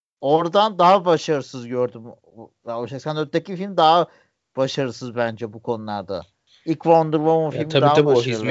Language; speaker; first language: Turkish; native; Turkish